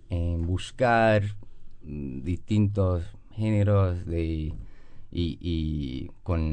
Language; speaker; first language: Spanish; non-native, learner; English